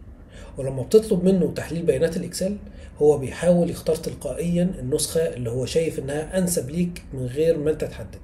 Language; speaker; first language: Arabic; native; Arabic